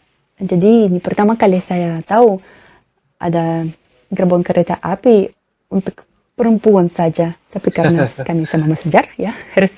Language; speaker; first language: Indonesian; non-native, learner; Russian